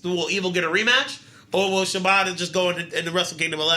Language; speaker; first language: English; native; English